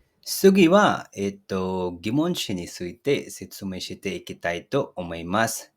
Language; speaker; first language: Japanese; non-native, fluent; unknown